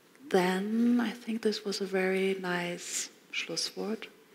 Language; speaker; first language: English; non-native, fluent; German